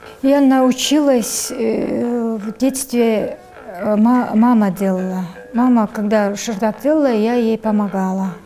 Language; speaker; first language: Russian; non-native, local second language; Kyrgyz